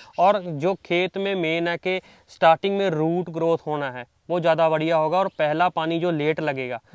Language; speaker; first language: Hindi; non-native, local second language; Punjabi